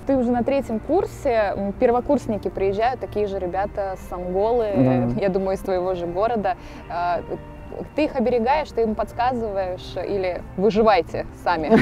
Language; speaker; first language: Russian; native; Russian